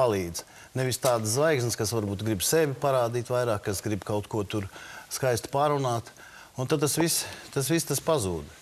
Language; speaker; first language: Latvian; native; Latvian